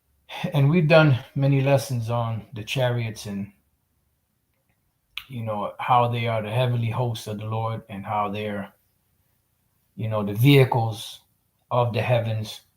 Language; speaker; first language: English; native; English